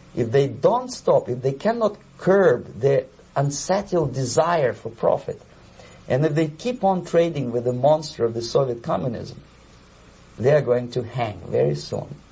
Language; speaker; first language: English; native; English